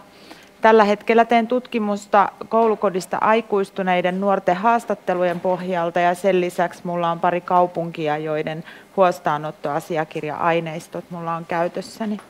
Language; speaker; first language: Finnish; native; Finnish